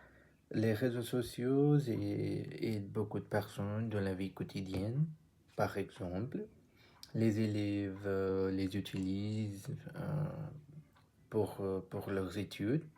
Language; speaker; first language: French; non-native, learner; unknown